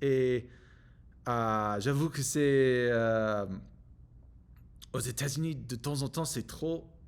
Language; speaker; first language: French; non-native, learner; English